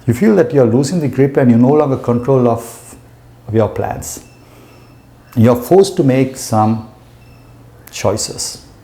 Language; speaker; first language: English; non-native, local second language; Sinhala